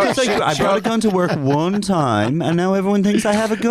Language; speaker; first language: English; native; English